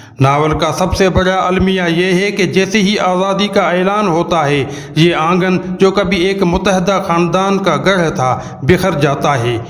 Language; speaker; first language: Urdu; non-native, local second language; Sindhi